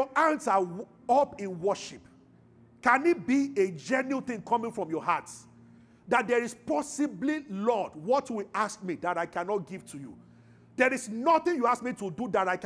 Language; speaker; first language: English; non-native, local second language; Yoruba